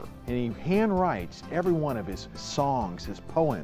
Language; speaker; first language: English; native; English